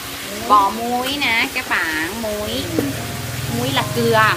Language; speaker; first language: Vietnamese; non-native, learner; Thai